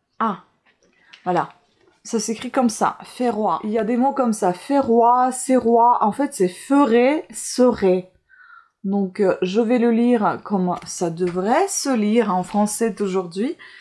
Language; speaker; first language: French; non-native, fluent; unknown